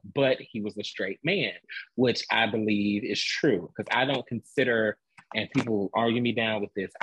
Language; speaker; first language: English; native; English